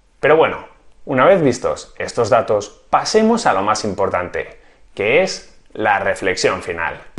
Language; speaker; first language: Spanish; native; Spanish